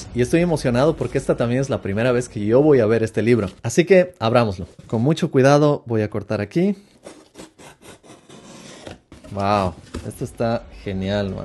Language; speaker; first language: Spanish; native; Spanish